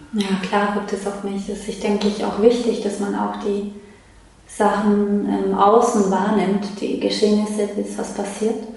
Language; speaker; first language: German; early bilingual, other home language; Polish